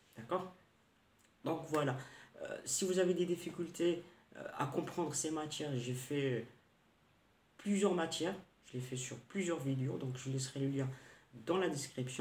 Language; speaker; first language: French; non-native, local second language; Arabic